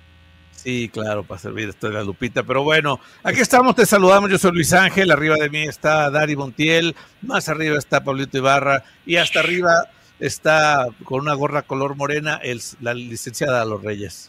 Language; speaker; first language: Spanish; native; Spanish